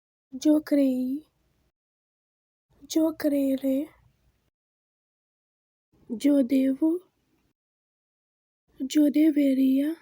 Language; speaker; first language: Spanish; non-native, fluent; Haitian Creole